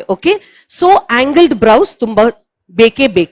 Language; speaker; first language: Kannada; non-native, learner; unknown